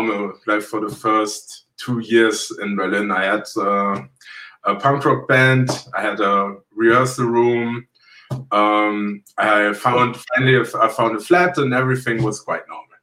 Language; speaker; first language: English; non-native, fluent; German